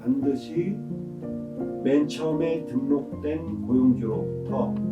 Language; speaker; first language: Korean; native; Korean